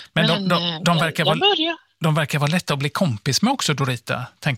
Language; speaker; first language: Swedish; native; Swedish